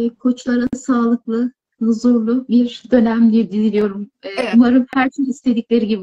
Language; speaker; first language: Turkish; native; Turkish